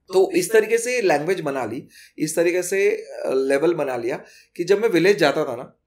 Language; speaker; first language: Hindi; non-native, local second language; Marathi